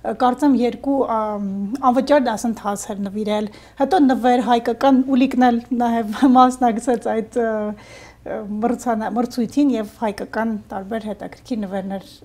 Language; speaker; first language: Armenian; native; Armenian